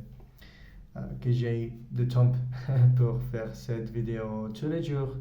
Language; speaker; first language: French; non-native, learner; Spanish